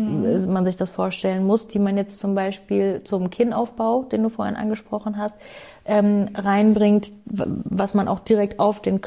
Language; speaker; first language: German; native; German